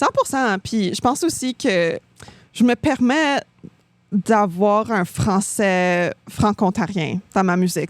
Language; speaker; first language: French; native; French